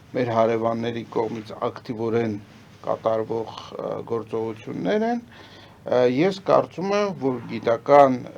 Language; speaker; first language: Armenian; native; Armenian